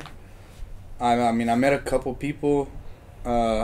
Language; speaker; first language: English; native; English